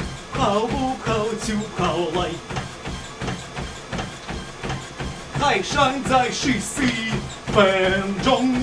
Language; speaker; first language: Chinese; non-native, learner; Russian